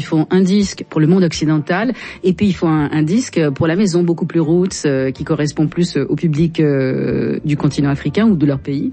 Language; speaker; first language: French; native; French